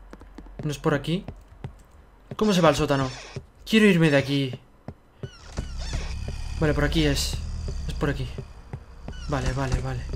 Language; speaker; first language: Spanish; native; Spanish